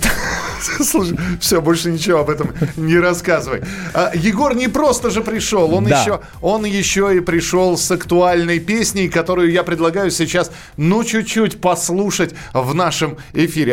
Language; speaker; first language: Russian; native; Russian